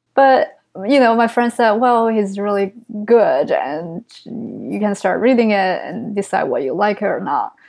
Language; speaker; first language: English; non-native, fluent; Chinese